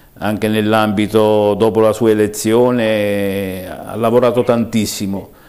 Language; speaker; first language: Italian; native; Italian